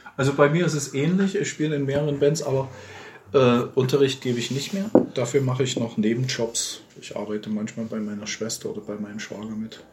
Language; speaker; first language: German; native; German